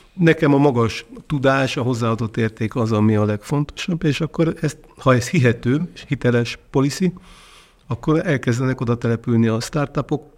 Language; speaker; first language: Hungarian; native; Hungarian